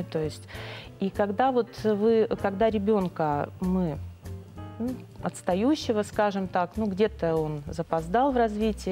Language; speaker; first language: Russian; native; Russian